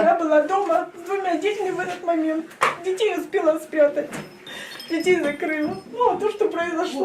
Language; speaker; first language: Russian; native; Russian